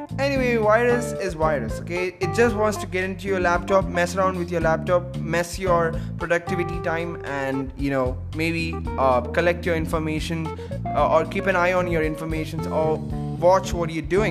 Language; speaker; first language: English; non-native, local second language; Malayalam